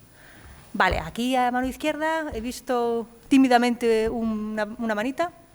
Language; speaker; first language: Spanish; native; Spanish